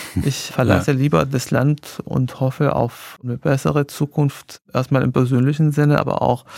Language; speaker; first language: German; non-native, fluent; Arabic